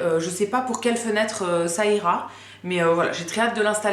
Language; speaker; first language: French; native; French